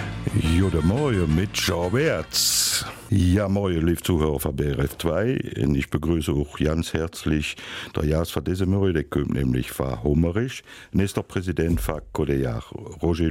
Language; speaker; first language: German; native; German